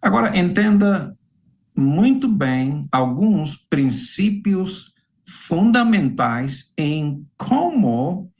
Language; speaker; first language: Portuguese; non-native, fluent; English